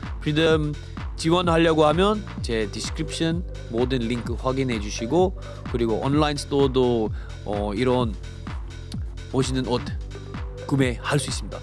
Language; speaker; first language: Korean; non-native, fluent; English